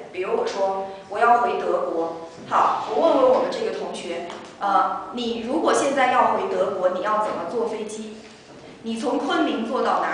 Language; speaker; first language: Chinese; native; Chinese